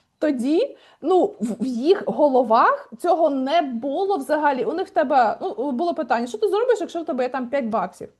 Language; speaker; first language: Ukrainian; native; Ukrainian